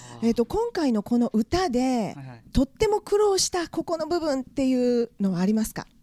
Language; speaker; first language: Japanese; native; Japanese